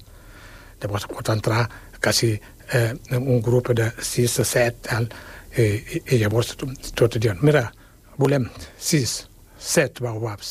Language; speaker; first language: Catalan; non-native, fluent; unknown